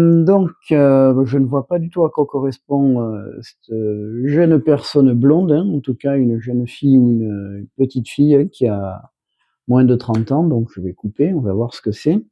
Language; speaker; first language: French; native; French